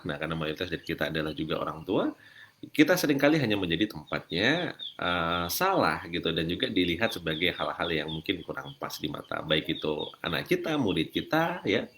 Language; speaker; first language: Indonesian; native; Indonesian